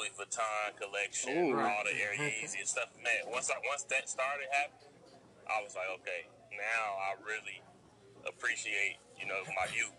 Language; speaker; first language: English; native; English